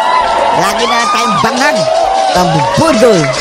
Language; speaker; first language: Filipino; native; Filipino